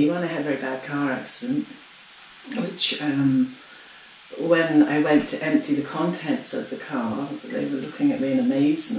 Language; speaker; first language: English; native; English